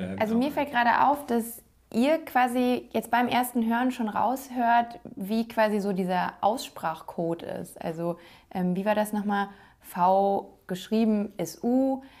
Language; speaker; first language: German; native; German